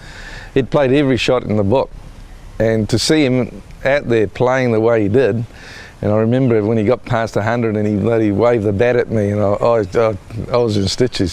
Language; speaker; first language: English; native; English